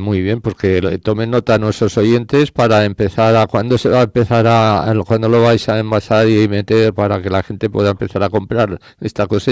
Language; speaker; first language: Spanish; native; Spanish